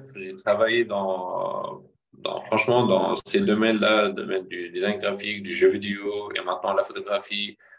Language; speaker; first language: French; non-native, fluent; Arabic